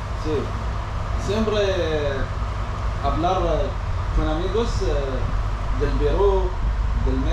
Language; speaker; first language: Spanish; non-native, learner; Arabic